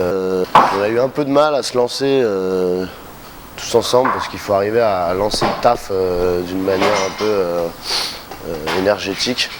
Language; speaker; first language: French; native; French